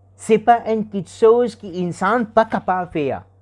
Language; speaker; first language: French; non-native, learner; Morisyen